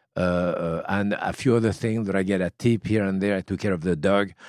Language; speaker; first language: English; non-native, fluent; French